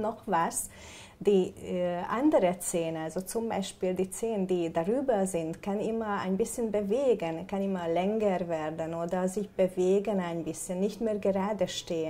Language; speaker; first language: German; non-native, learner; Hungarian